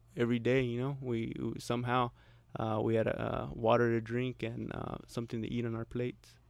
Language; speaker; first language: English; early bilingual, other home language; Spanish